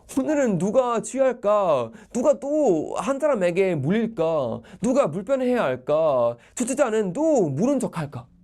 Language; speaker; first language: Korean; non-native, fluent; Swedish